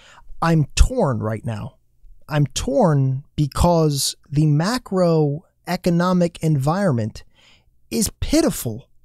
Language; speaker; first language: English; native; English